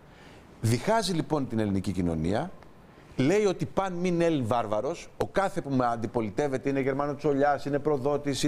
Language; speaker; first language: Greek; native; Greek